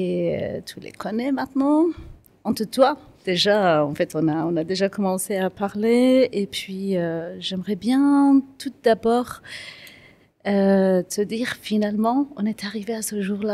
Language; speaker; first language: French; non-native, fluent; Kurdish